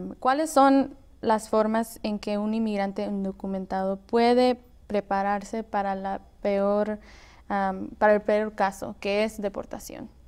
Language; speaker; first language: Spanish; early bilingual, heritage; Spanish